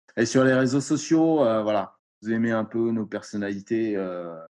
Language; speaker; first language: French; native; French